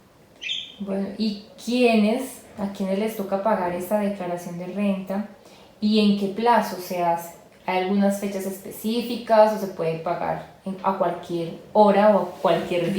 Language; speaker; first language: Spanish; native; Spanish